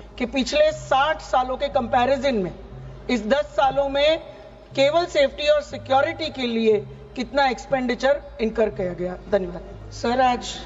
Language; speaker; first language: Hindi; non-native, local second language; Gujarati